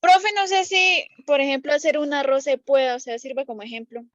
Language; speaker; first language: Spanish; native; Spanish